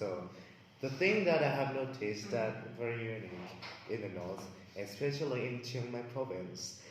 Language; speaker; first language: English; non-native, learner; Thai